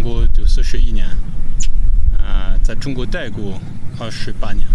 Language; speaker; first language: Chinese; non-native, fluent; French